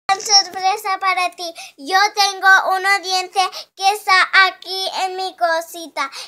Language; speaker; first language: Spanish; early bilingual, heritage; Spanish